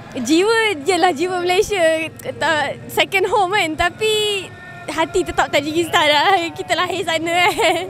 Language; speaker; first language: Malay; early bilingual, other home language; Tajik